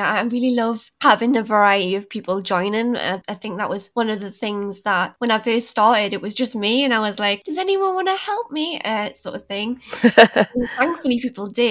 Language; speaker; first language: English; native; English